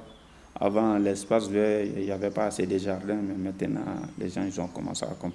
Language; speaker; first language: French; non-native, learner; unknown